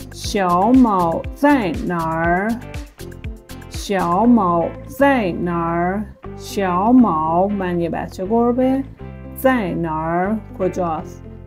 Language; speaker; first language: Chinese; non-native, fluent; Persian